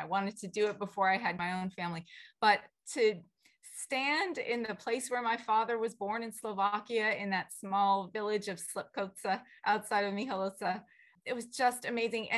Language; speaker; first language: English; native; English